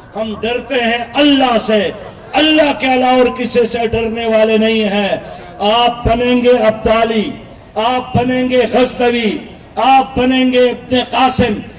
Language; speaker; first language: Urdu; non-native, local second language; Pashto